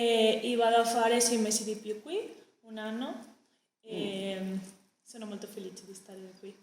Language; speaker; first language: Italian; non-native, learner; Spanish